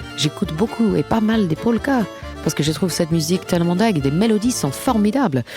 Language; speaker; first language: French; non-native, fluent; English